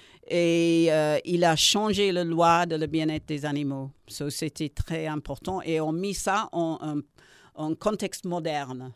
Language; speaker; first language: French; non-native, learner; English